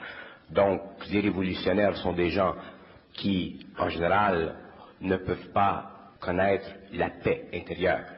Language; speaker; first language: French; native; French